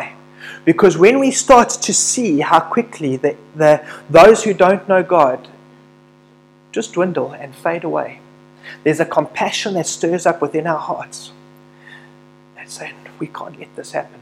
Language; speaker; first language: English; native; English